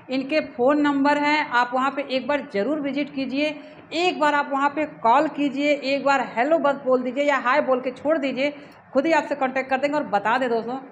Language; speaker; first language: Hindi; native; Hindi